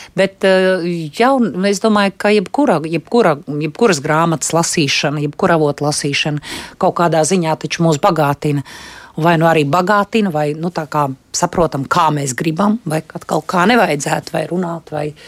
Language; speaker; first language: Latvian; native; Latvian